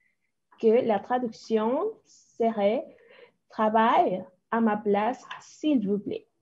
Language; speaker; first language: French; non-native, fluent; Spanish